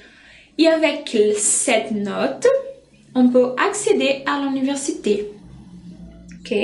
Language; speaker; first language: French; non-native, fluent; Portuguese